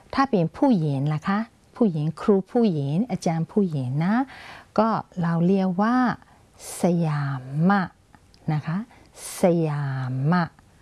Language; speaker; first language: Thai; non-native, fluent; Burmese